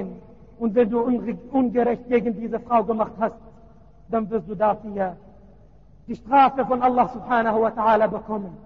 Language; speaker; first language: German; non-native, learner; Arabic